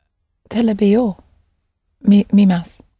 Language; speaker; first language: Japanese; non-native, learner; English